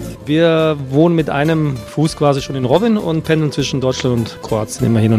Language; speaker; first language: German; early bilingual, heritage; Croatian